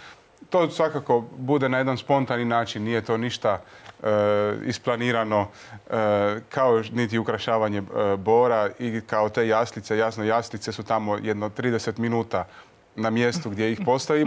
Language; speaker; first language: Croatian; native; Croatian